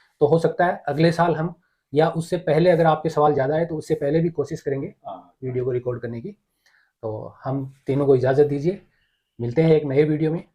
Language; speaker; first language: Hindi; native; Hindi